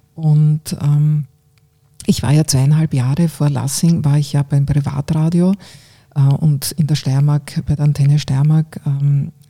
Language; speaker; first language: German; native; German